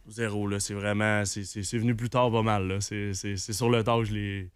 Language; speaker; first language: French; native; French